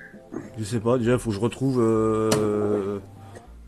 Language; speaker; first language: French; native; French